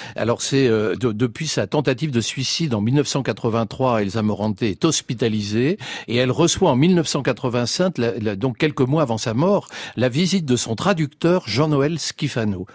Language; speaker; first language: French; native; French